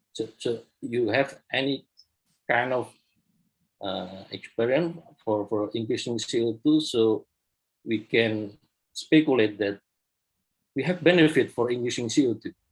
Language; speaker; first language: English; non-native, fluent; Indonesian